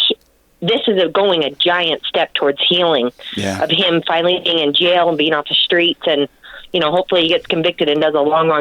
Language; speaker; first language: English; native; English